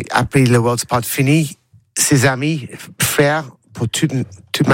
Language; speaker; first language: French; non-native, learner; English